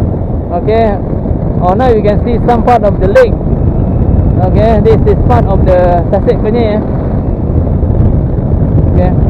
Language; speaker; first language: English; non-native, local second language; Malay